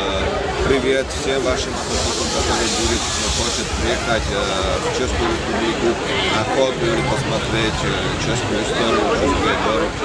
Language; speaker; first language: Russian; non-native, learner; Czech